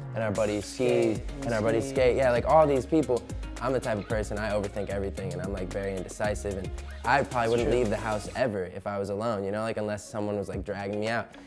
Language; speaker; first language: English; native; English